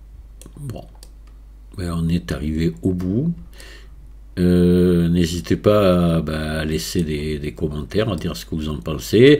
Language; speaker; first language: French; native; French